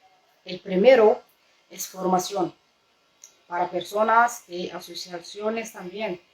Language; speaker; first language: Spanish; non-native, learner; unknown